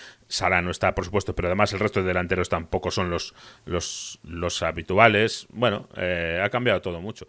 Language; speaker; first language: Spanish; native; Spanish